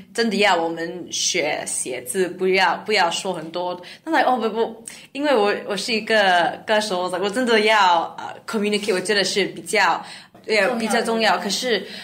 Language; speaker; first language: Chinese; non-native, learner; English